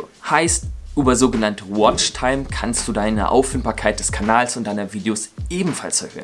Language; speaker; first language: German; native; German